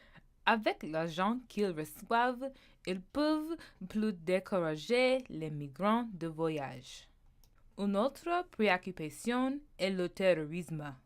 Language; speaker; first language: French; non-native, learner; English